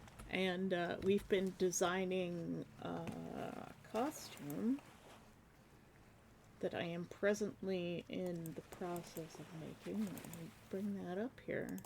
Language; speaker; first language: English; native; English